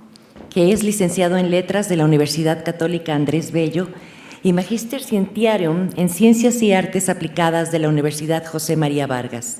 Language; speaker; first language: Spanish; native; Spanish